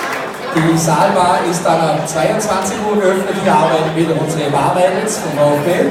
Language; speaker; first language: German; native; German